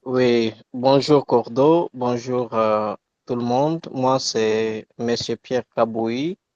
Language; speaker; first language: French; non-native, local second language; Luba-Lulua